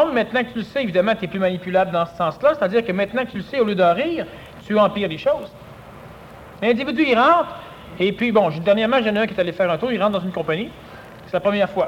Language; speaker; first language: French; native; French